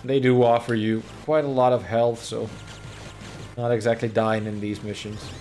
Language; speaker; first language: English; non-native, fluent; Finnish